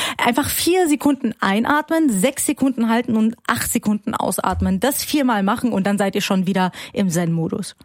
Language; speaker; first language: German; early bilingual, other home language; Persian